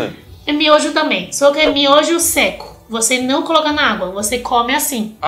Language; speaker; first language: Portuguese; non-native, fluent; Chinese